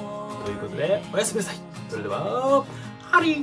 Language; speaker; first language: Japanese; native; Japanese